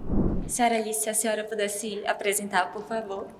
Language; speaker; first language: Portuguese; native; Portuguese